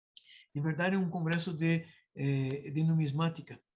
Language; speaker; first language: Spanish; non-native, fluent; Portuguese